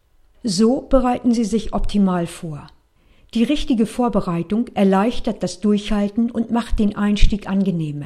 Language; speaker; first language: German; native; German